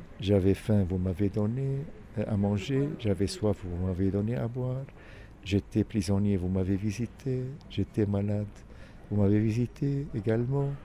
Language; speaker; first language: French; non-native, local second language; Arabic